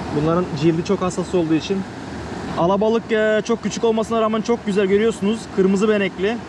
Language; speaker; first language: Turkish; early bilingual, heritage; Norwegian